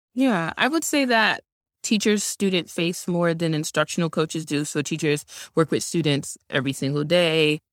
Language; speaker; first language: English; early bilingual, other home language; Haitian Creole